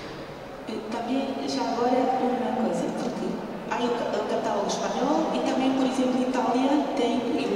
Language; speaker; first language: Spanish; non-native, learner; Portuguese